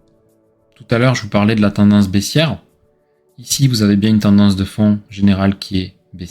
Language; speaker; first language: French; native; French